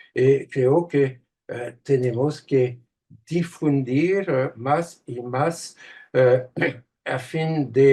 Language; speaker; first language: Spanish; non-native, fluent; French